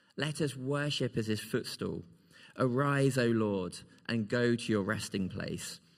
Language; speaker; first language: English; native; English